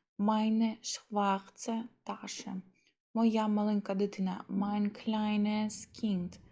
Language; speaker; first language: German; non-native, fluent; Ukrainian